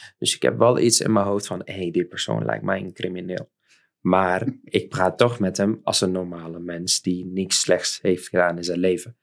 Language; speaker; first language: Dutch; non-native, fluent; Arabic